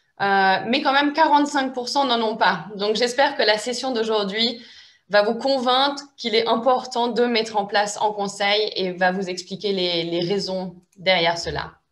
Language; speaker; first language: French; native; French